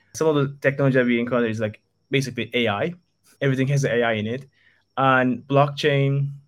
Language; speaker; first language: English; non-native, fluent; Turkish